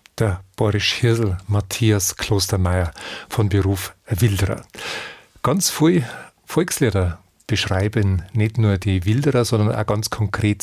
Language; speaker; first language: German; native; German